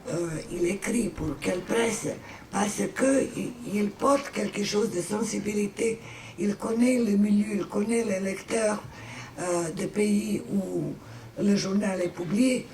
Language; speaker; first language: French; non-native, fluent; Serbian